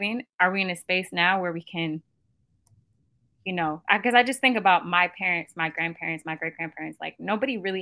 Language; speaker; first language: English; native; English